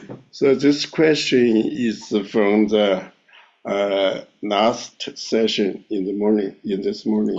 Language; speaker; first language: English; non-native, fluent; Chinese